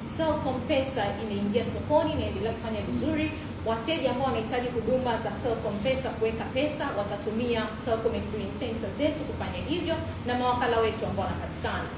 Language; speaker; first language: Swahili; native; Swahili